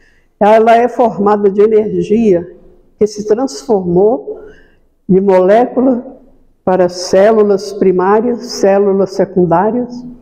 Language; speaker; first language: Portuguese; native; Portuguese